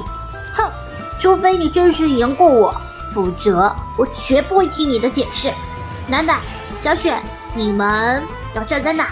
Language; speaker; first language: Chinese; native; Chinese